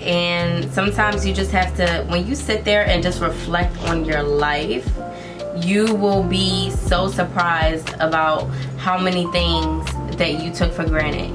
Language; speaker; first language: English; native; English